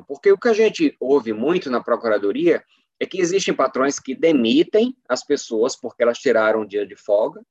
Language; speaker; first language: Portuguese; native; Portuguese